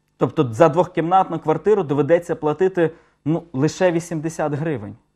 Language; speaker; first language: Ukrainian; native; Ukrainian